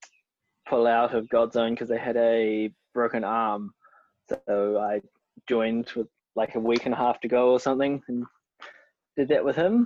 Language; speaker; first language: English; native; English